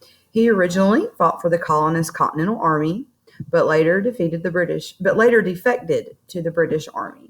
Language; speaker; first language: English; native; English